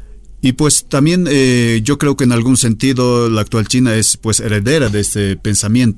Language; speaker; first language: Spanish; native; Spanish